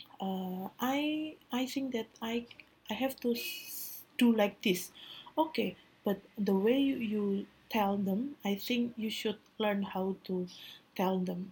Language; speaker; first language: English; non-native, learner; Indonesian